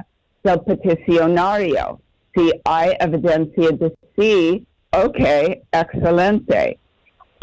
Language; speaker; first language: Spanish; non-native, learner; English